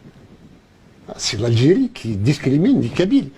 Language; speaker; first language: French; non-native, local second language; Kabyle